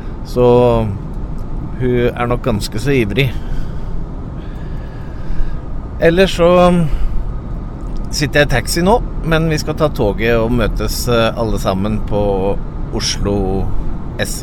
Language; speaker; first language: Norwegian; native; Norwegian